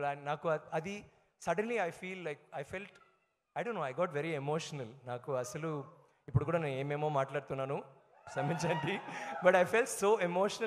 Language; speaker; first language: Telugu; non-native, learner; Tamil